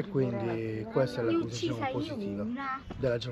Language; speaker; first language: Italian; native; Italian